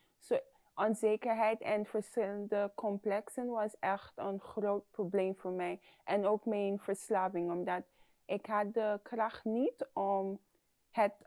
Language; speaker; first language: Dutch; non-native, fluent; English